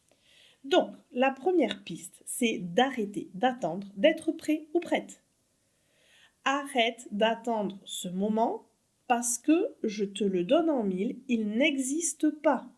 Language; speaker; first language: French; native; French